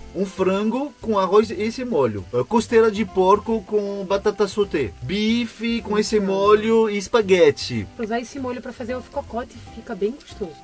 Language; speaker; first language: Portuguese; non-native, fluent; French